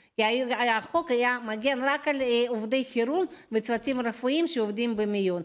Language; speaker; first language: Hebrew; non-native, fluent; Russian